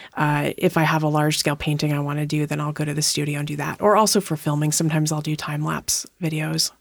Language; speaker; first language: English; native; English